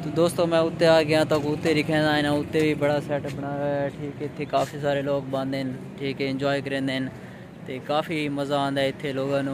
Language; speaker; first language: Urdu; non-native, local second language; Punjabi